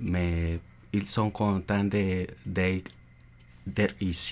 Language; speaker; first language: French; non-native, learner; Spanish